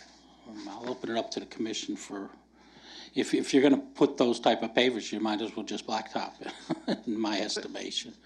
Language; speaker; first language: English; native; English